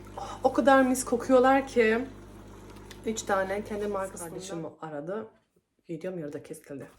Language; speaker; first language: Turkish; early bilingual, heritage; Turkish